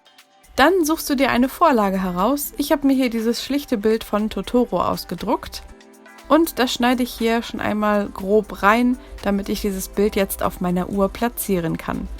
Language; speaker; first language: German; native; German